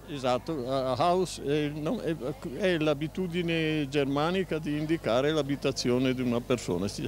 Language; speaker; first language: Italian; native; Italian